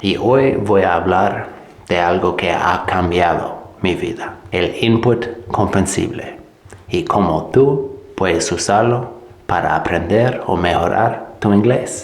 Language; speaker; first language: Spanish; non-native, fluent; English